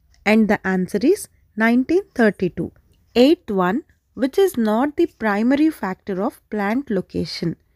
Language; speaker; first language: English; non-native, local second language; Telugu